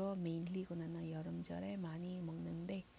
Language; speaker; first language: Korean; non-native, fluent; Iloko